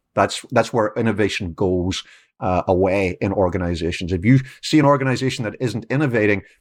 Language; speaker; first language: English; native; English